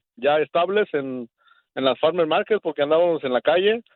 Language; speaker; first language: Spanish; native; Spanish